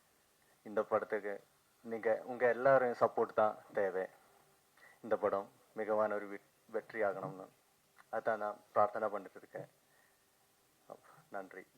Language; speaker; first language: Tamil; non-native, learner; Malayalam